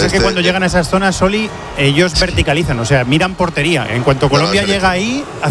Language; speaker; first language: Spanish; native; Spanish